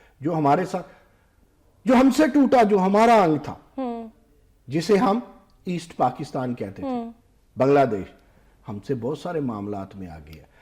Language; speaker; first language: Urdu; non-native, local second language; Punjabi